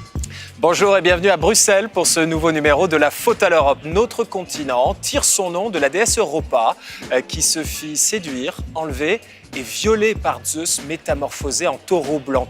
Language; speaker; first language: French; native; French